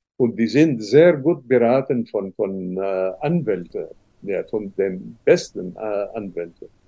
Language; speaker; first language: German; non-native, fluent; Arabic